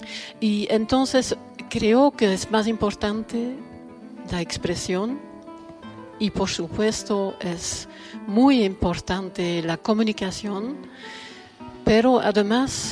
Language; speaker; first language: Spanish; non-native, fluent; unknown